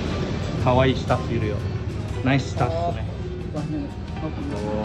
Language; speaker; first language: Japanese; non-native, learner; Indonesian